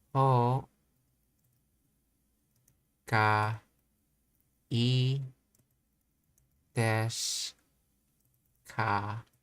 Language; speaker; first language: Japanese; non-native, learner; English